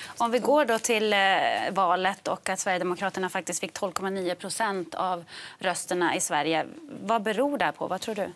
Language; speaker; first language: Swedish; native; Swedish